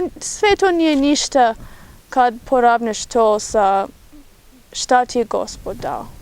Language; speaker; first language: Bosnian; non-native, fluent; English